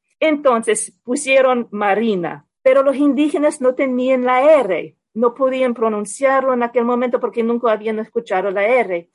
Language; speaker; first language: Spanish; non-native, fluent; English